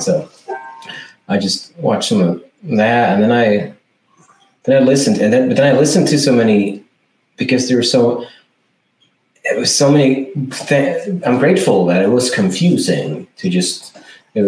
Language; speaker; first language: English; non-native, fluent; Swedish